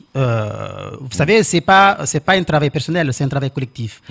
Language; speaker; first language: French; non-native, local second language; Comorian